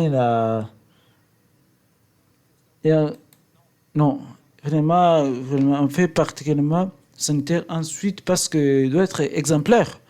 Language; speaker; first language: French; non-native, learner; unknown